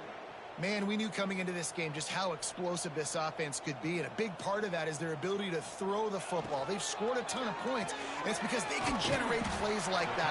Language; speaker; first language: English; native; English